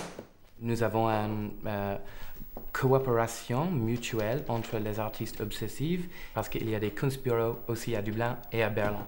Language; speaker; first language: French; non-native, fluent; English